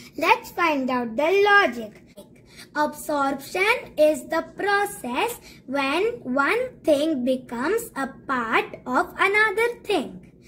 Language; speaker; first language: English; non-native, local second language; Marathi